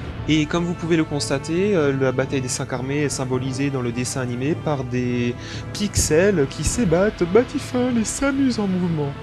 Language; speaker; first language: French; native; French